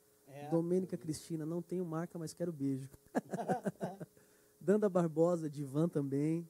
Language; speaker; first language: Portuguese; native; Portuguese